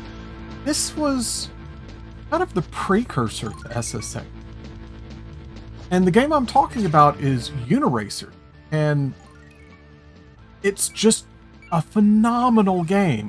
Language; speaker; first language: English; native; English